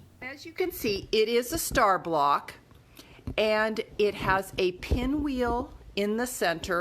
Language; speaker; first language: English; native; English